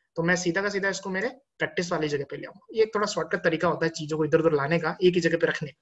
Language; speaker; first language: Hindi; native; Hindi